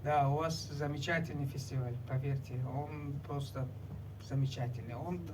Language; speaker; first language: Russian; non-native, local second language; Tajik